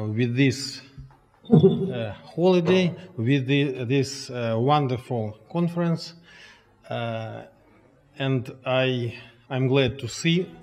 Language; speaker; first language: English; non-native, fluent; Russian